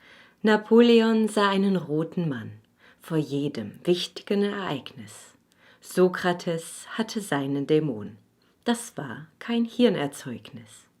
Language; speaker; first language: German; native; German